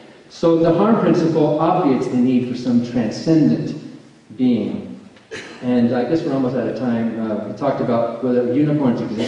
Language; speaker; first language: English; native; English